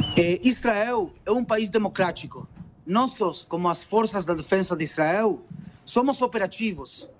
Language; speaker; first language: Portuguese; non-native, learner; Spanish